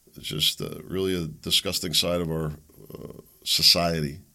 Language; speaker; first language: English; early bilingual, other home language; German